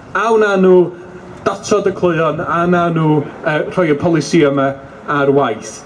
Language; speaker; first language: Welsh; native; Welsh